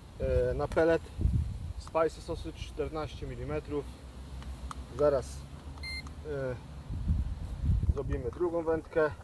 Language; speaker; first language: Polish; native; Polish